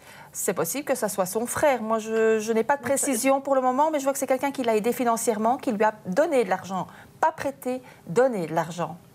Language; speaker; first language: French; native; French